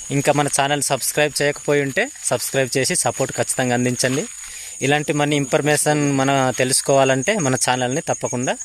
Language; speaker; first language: Telugu; non-native, local second language; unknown